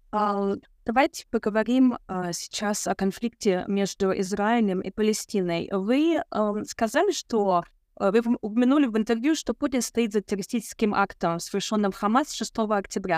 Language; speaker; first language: Russian; non-native, local second language; Ukrainian